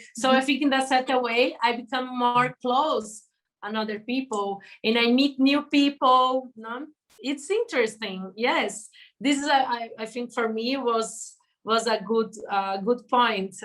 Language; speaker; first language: English; non-native, learner; Portuguese